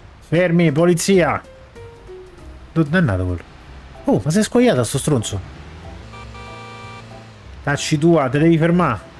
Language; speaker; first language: Italian; native; Italian